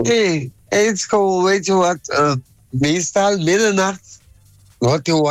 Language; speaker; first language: Dutch; non-native, local second language; Papiamento